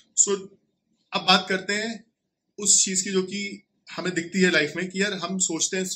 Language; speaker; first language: Hindi; native; Hindi